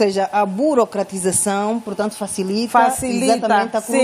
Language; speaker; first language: Portuguese; native; Portuguese